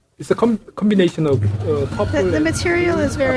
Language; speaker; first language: English; non-native, learner; Korean